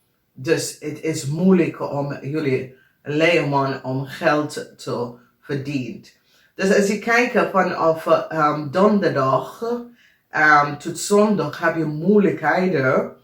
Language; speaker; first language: Dutch; non-native, learner; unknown